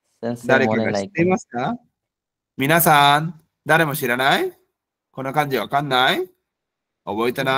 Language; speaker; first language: Japanese; non-native, fluent; Bangla